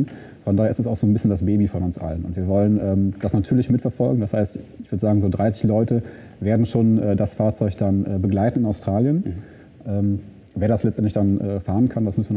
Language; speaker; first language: German; native; German